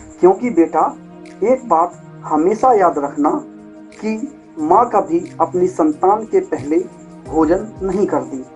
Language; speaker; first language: Hindi; native; Hindi